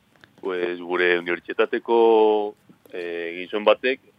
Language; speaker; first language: Basque; non-native, local second language; Spanish